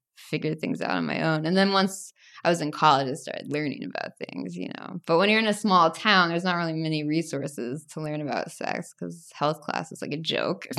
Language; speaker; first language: English; native; English